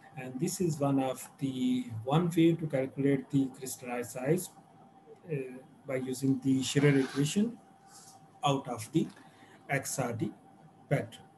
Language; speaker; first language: English; non-native, local second language; Urdu